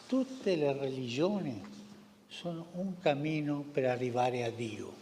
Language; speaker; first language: Italian; early bilingual, heritage; Spanish